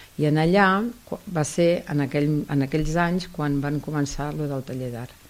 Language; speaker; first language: Catalan; native; Catalan